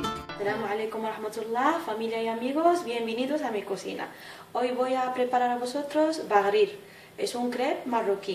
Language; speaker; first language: Spanish; non-native, fluent; Arabic